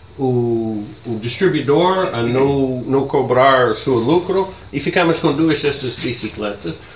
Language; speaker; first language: Portuguese; non-native, learner; English